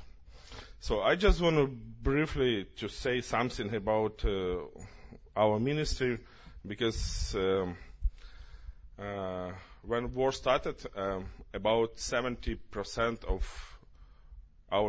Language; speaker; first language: English; non-native, learner; Ukrainian